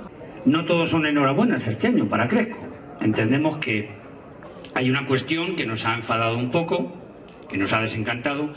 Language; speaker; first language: Spanish; native; Spanish